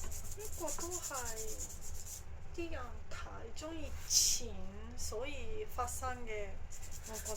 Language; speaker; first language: Cantonese; non-native, fluent; Japanese